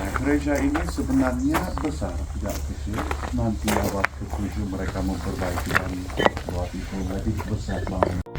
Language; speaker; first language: Indonesian; non-native, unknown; Turkish